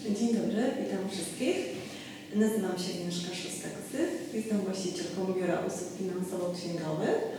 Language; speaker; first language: Polish; native; Polish